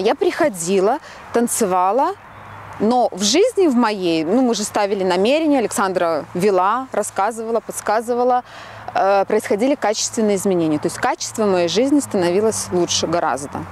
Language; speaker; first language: Russian; native; Russian